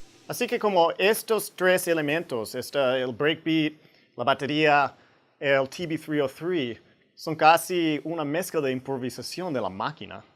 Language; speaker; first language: Spanish; non-native, fluent; English